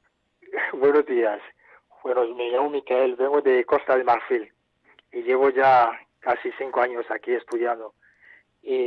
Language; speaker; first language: Spanish; non-native, fluent; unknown